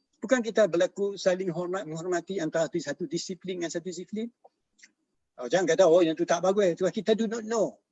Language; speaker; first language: Malay; native; Malay